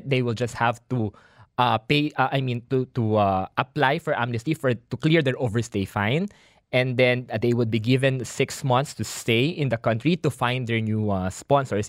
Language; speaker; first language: English; non-native, local second language; Filipino